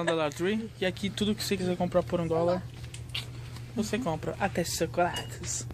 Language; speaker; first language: Portuguese; native; Portuguese